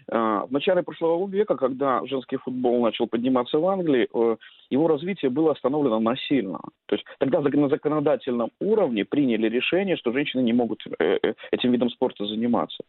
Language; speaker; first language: Russian; native; Russian